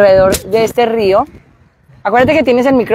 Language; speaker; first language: Spanish; native; Spanish